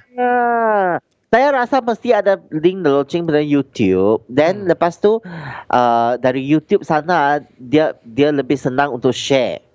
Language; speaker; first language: Malay; non-native, local second language; Chinese